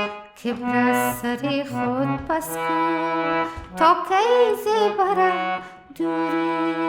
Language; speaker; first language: Persian; native; Persian